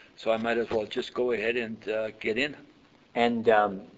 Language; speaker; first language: English; early bilingual, other home language; Yiddish